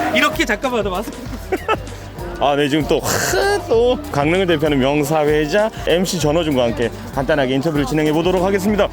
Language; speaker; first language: Korean; native; Korean